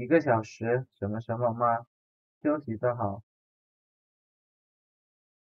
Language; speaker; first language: Chinese; non-native, fluent; Indonesian